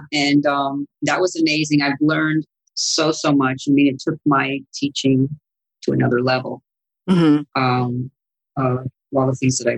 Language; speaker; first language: English; non-native, fluent; Italian